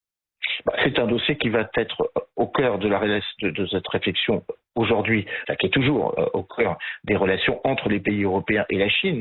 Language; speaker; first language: French; native; French